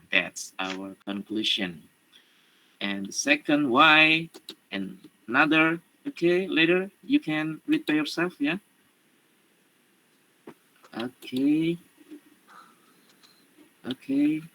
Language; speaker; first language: English; non-native, learner; Indonesian